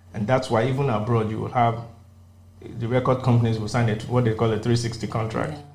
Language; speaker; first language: English; non-native, local second language; Yoruba